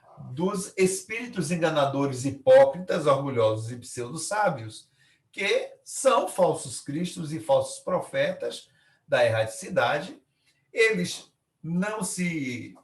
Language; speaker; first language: Portuguese; native; Portuguese